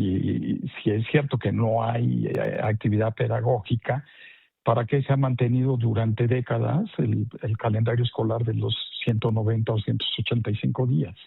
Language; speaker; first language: Spanish; native; Spanish